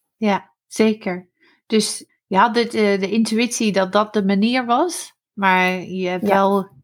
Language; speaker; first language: Dutch; non-native, fluent; English